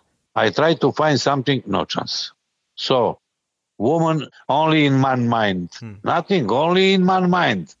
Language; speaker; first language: English; non-native, learner; Serbian